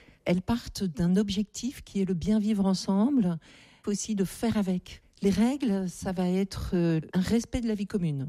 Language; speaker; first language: French; native; French